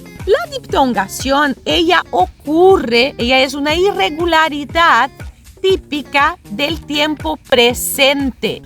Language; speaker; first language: Spanish; non-native, fluent; Portuguese